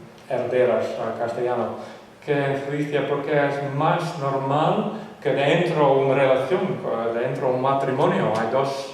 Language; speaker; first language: Spanish; non-native, fluent; Western Frisian